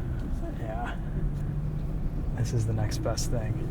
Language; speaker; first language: English; native; English